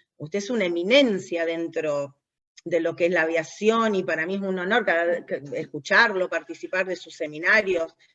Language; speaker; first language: Spanish; early bilingual, heritage; English